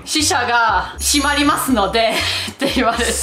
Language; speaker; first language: Japanese; non-native, fluent; German